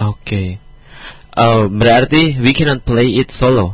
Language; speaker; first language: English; non-native, fluent; Indonesian